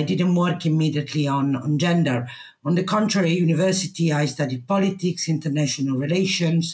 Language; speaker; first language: English; non-native, fluent; Italian